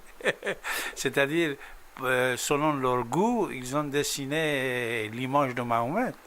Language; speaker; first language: French; non-native, fluent; Persian